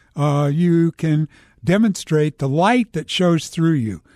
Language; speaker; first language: English; native; English